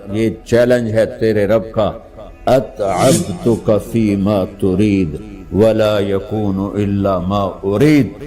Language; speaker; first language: Urdu; non-native, local second language; Punjabi